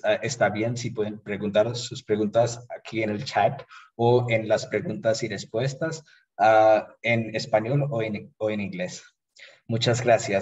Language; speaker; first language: Spanish; non-native, fluent; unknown